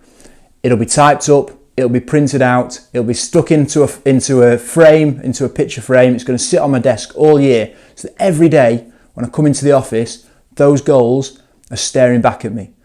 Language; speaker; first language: English; native; English